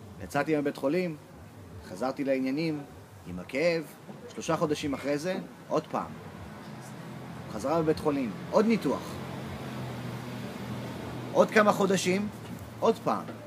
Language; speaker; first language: Hebrew; early bilingual, heritage; English